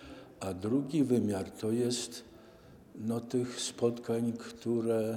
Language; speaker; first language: Polish; native; Polish